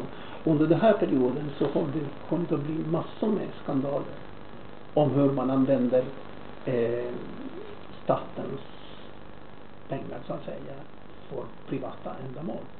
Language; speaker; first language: Swedish; non-native, fluent; Spanish